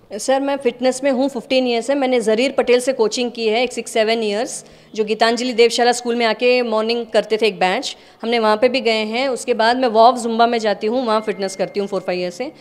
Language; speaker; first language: Hindi; native; Hindi